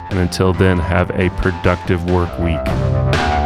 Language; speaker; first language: English; non-native, fluent; Serbian